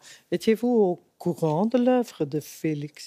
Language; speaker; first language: French; non-native, fluent; Dutch